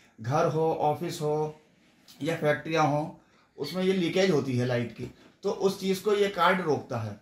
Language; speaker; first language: Hindi; native; Hindi